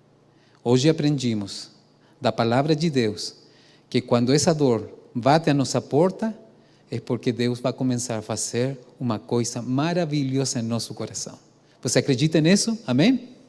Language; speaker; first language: Portuguese; non-native, fluent; Spanish